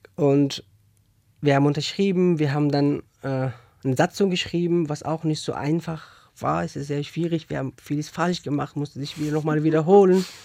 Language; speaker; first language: German; non-native, fluent; Persian